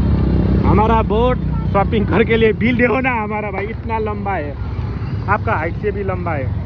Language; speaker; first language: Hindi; non-native, learner; Nepali